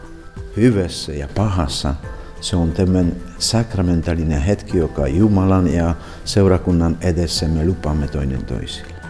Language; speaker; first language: Finnish; non-native, fluent; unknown